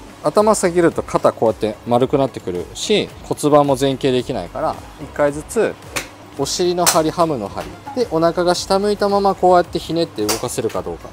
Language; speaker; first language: Japanese; native; Japanese